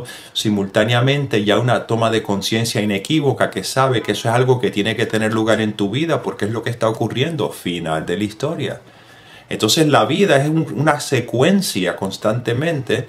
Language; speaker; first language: Spanish; native; Spanish